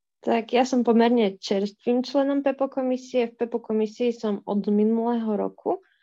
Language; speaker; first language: Slovak; native; Slovak